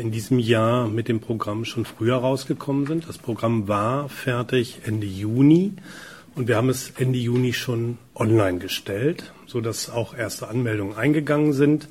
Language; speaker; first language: German; native; German